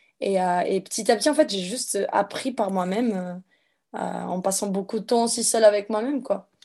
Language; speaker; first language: French; non-native, fluent; Portuguese